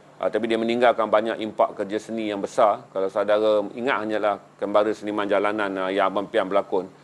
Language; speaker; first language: Malay; native; Malay